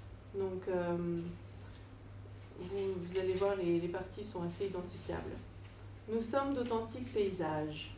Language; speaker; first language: French; native; French